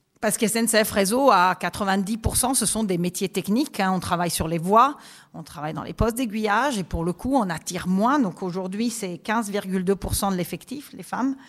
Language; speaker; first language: French; non-native, fluent; Italian